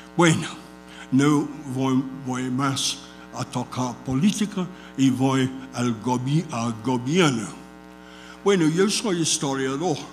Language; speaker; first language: Spanish; non-native, fluent; English